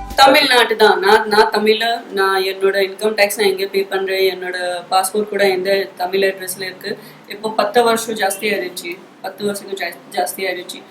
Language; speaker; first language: Tamil; non-native, local second language; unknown